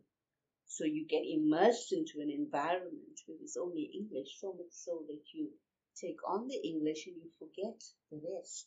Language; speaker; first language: English; non-native, local second language; Urdu